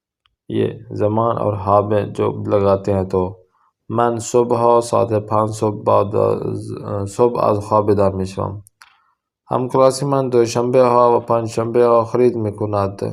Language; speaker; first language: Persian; non-native, fluent; Urdu